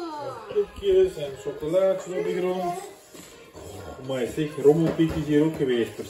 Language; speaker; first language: Dutch; native; Dutch